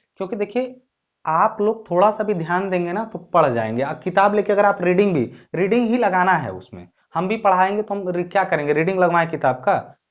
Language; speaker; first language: Hindi; native; Hindi